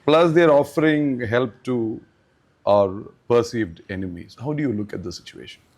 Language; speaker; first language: English; non-native, local second language; Malayalam